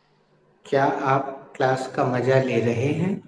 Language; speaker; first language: Hindi; native; Hindi